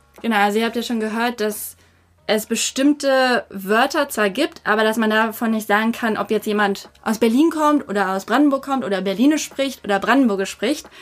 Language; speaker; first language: German; native; German